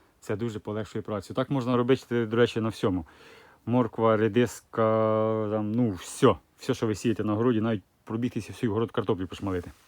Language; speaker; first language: Ukrainian; native; Ukrainian